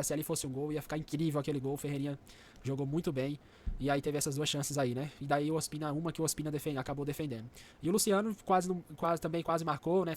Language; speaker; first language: Portuguese; native; Portuguese